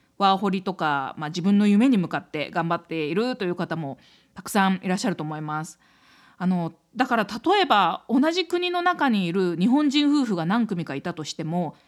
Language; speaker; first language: Japanese; native; Japanese